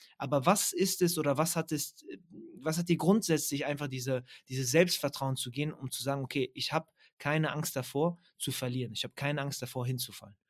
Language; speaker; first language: German; early bilingual, other home language; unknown